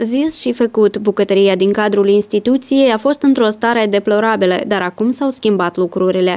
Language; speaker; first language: Romanian; native; Romanian